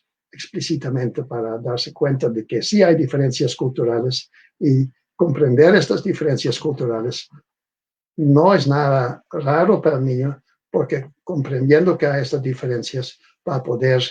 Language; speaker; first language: Spanish; non-native, fluent; Dutch